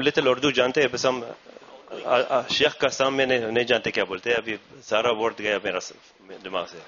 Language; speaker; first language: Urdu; non-native, learner; Arabic